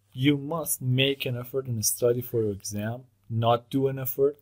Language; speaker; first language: English; non-native, fluent; Persian